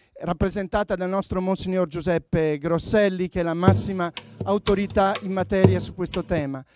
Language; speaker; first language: Italian; native; Italian